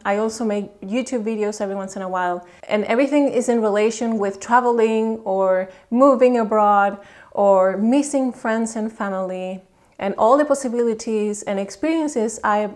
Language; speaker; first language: English; non-native, fluent; Spanish